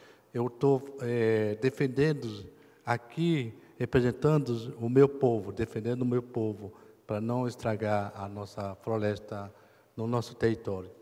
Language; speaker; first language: Portuguese; non-native, local second language; Kayapó